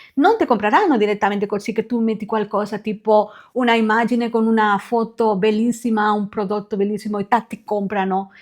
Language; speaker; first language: Italian; non-native, fluent; Spanish